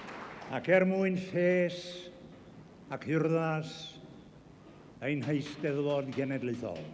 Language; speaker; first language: Welsh; native; Welsh